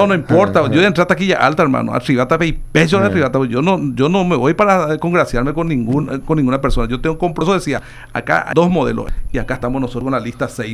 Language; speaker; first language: Spanish; native; Spanish